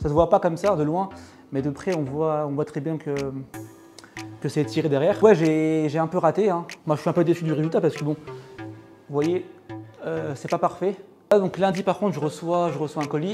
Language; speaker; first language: French; native; French